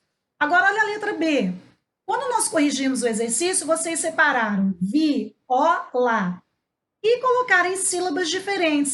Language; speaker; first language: Portuguese; native; Portuguese